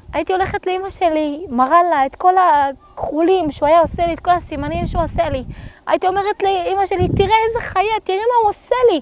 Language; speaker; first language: Hebrew; early bilingual, other home language; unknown